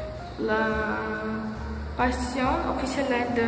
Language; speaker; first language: French; non-native, learner; Portuguese